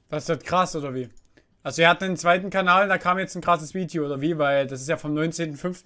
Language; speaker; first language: German; native; German